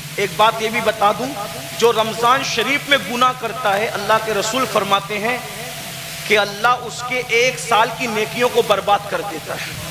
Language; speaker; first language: Urdu; native; Urdu